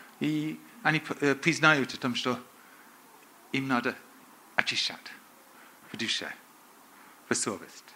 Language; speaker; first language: Polish; non-native, learner; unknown